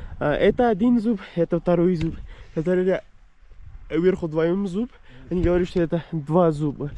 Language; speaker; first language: Russian; non-native, learner; Persian